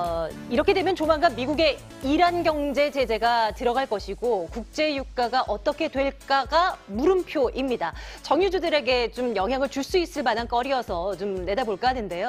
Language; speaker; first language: Korean; native; Korean